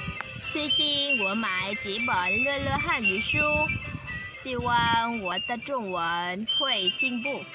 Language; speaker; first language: Chinese; non-native, learner; Vietnamese